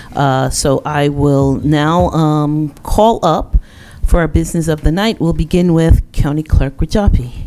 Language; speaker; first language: English; native; English